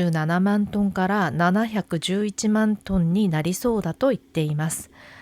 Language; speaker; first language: Japanese; non-native, fluent; Korean